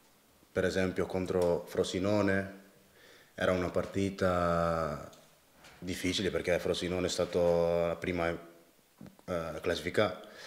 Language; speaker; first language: Italian; non-native, learner; Dutch